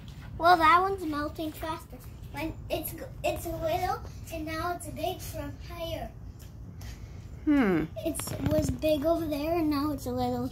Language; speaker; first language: English; early bilingual, other home language; Russian